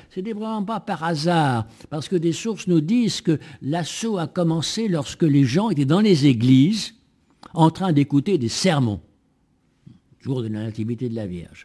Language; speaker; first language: French; native; French